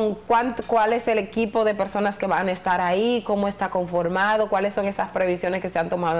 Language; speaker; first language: Spanish; native; Spanish